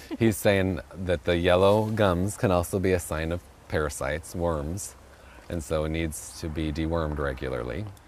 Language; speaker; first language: English; early bilingual, other home language; German